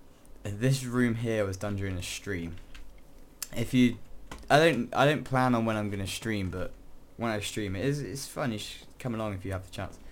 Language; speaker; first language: English; native; English